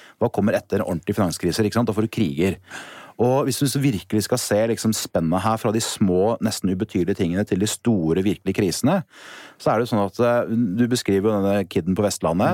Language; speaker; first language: Norwegian; native; Norwegian